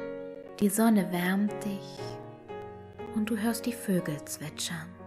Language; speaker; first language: German; native; German